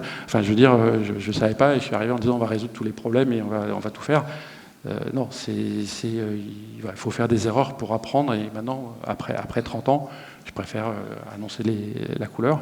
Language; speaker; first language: French; native; French